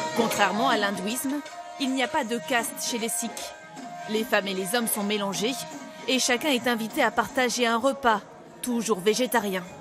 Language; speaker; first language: French; native; French